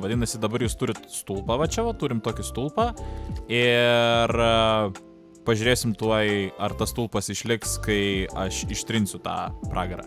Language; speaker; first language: Lithuanian; native; Lithuanian